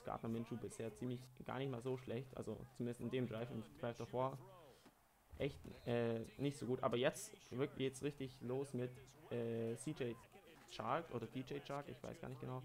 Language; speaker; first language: German; native; German